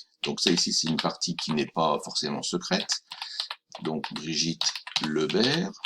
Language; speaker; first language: French; native; French